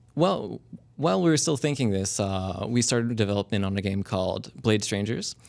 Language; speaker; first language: English; native; English